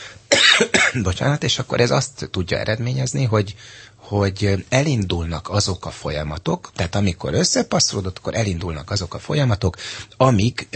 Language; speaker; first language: Hungarian; native; Hungarian